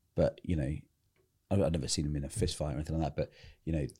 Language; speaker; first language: English; native; English